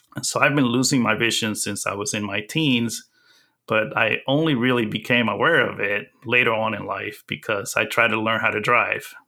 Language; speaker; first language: English; early bilingual, other home language; Spanish